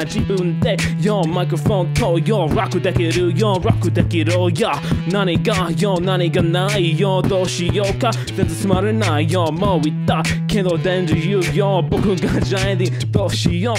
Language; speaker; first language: Japanese; non-native, learner; English